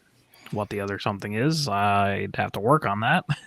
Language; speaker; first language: English; native; English